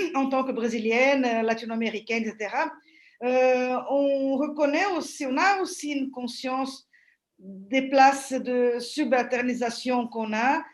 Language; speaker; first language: French; non-native, fluent; Portuguese